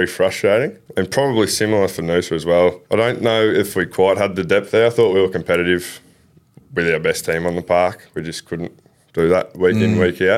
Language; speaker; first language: English; native; English